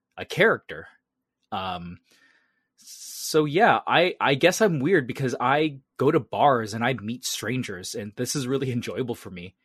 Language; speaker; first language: English; early bilingual, other home language; Vietnamese